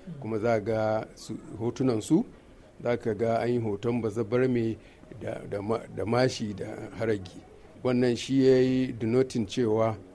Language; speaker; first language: Hausa; non-native, local second language; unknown